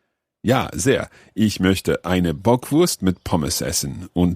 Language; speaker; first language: German; non-native, learner; English